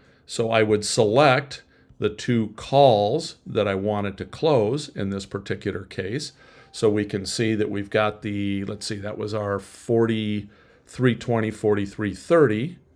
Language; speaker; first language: English; native; English